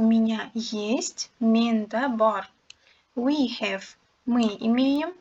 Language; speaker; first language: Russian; non-native, local second language; Uzbek